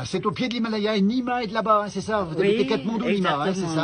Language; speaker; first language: French; native; French